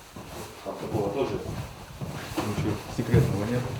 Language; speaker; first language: Russian; native; Russian